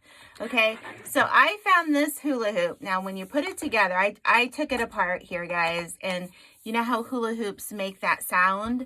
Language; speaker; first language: English; native; English